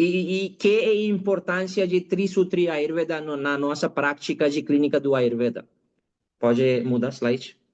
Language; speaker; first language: Portuguese; non-native, learner; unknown